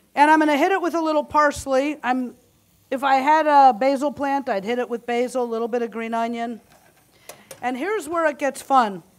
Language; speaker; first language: English; native; English